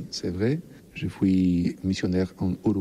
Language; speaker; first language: French; non-native, learner; Polish